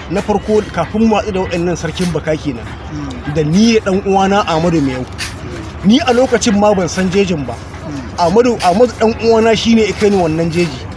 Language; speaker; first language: Hausa; non-native, local second language; Fula